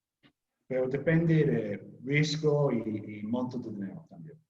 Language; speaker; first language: Spanish; non-native, learner; English